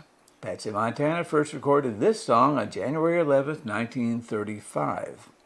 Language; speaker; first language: English; native; English